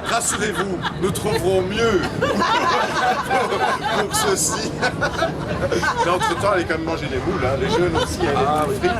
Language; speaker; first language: French; native; French